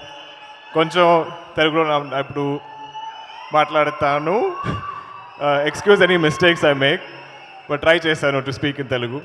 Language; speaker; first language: Telugu; non-native, learner; Malayalam